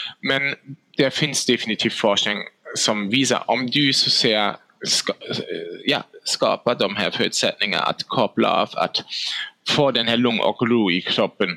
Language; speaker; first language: Swedish; non-native, fluent; German